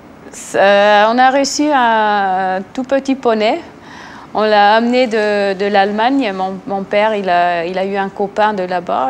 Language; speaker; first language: French; non-native, local second language; Swiss German